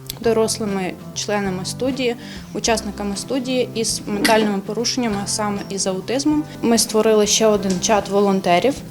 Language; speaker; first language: Ukrainian; native; Ukrainian